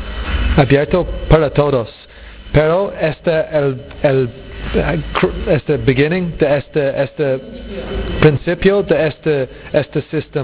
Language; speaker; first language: Spanish; non-native, learner; English